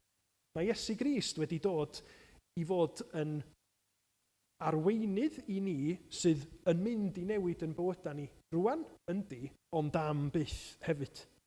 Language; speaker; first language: Welsh; native; Welsh